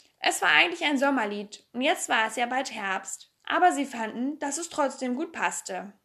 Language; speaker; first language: German; native; German